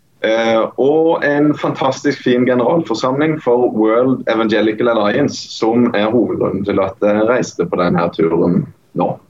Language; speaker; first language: Norwegian; native; Norwegian